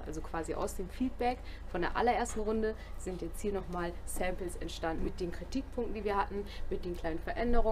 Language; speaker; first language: German; native; German